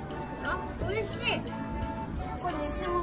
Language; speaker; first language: Japanese; native; Japanese